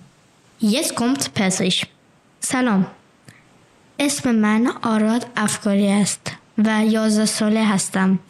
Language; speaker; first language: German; non-native, learner; Persian